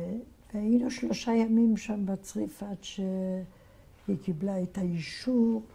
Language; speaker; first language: Hebrew; non-native, fluent; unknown